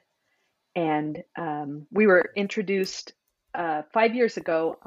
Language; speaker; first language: English; native; English